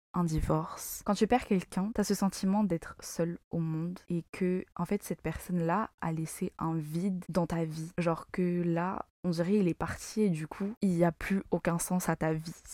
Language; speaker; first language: French; non-native, local second language; Malagasy